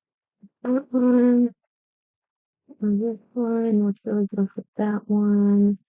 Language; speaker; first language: English; native; English